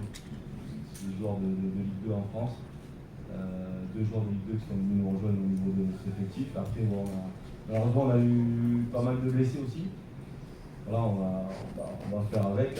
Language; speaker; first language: French; native; French